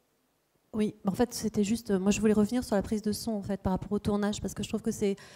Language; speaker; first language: French; native; French